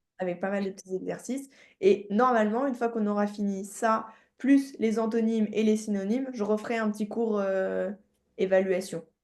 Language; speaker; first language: French; native; French